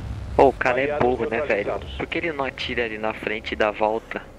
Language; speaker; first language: Portuguese; native; Portuguese